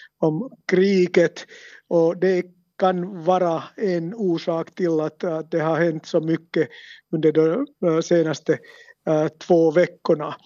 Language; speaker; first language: Swedish; non-native, local second language; Finnish